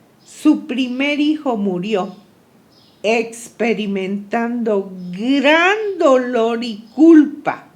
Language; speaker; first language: Spanish; native; Spanish